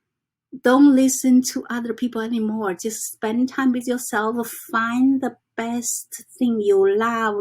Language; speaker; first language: English; non-native, fluent; Chinese